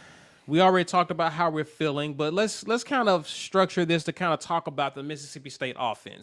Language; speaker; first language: English; native; English